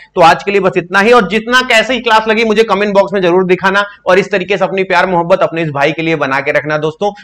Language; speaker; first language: Hindi; native; Hindi